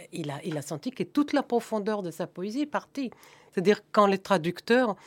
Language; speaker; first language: French; non-native, fluent; German